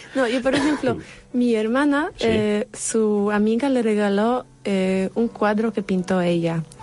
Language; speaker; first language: Spanish; non-native, fluent; Polish